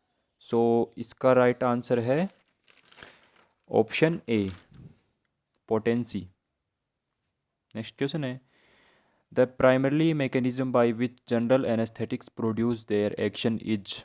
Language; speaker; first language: Hindi; native; Hindi